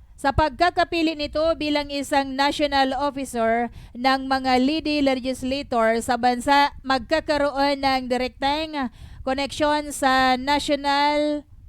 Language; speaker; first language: Filipino; non-native, local second language; Bikol